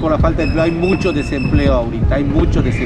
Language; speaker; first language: Spanish; native; Spanish